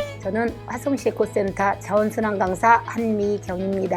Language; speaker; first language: Korean; native; Korean